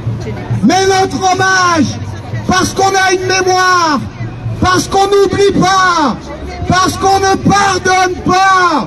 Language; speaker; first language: French; native; French